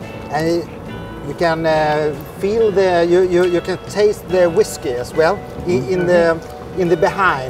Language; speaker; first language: English; non-native, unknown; Swedish